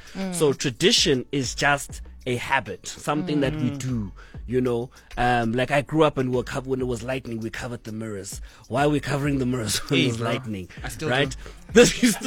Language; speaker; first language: English; non-native, local second language; Zulu